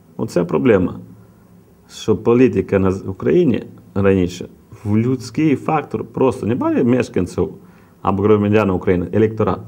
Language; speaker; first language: Ukrainian; non-native, local second language; Romanian